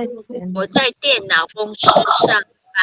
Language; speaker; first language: Chinese; non-native, fluent; Filipino